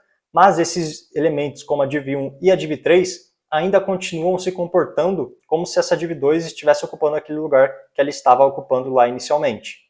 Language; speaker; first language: Portuguese; native; Portuguese